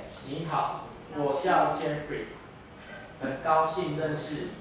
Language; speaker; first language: Chinese; non-native, learner; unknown